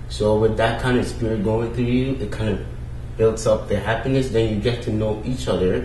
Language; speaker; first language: English; non-native, local second language; Ewe